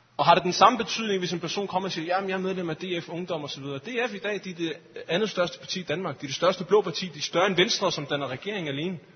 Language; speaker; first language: Danish; early bilingual, other home language; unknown